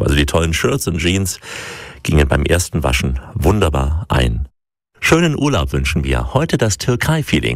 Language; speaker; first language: German; native; German